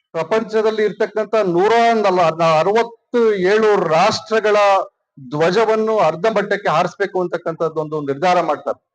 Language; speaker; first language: Kannada; native; Kannada